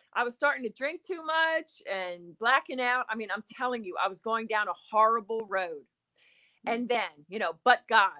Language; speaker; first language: English; native; English